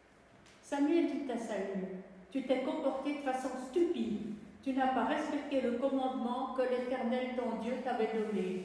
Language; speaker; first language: French; native; French